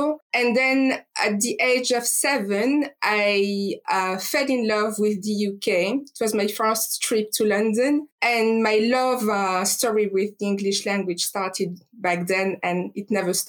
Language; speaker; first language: English; non-native, fluent; French